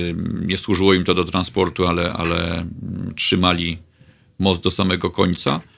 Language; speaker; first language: Polish; native; Polish